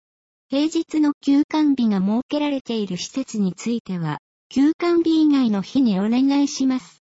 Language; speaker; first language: Japanese; native; Japanese